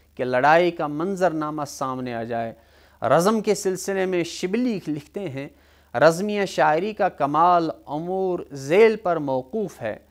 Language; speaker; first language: Urdu; non-native, local second language; Kashmiri